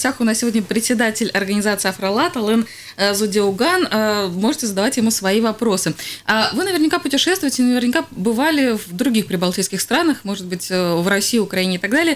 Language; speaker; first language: Russian; native; Russian